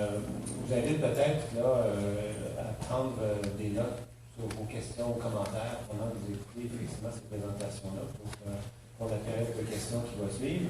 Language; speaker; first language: French; native; French